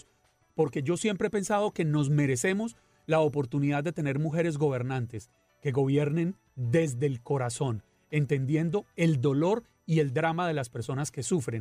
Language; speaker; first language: Spanish; native; Spanish